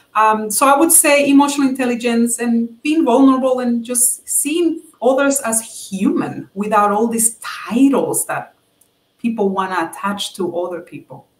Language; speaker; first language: English; non-native, fluent; Spanish